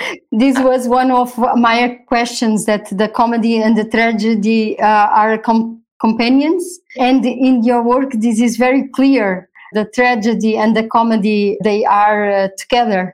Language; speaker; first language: English; non-native, fluent; Portuguese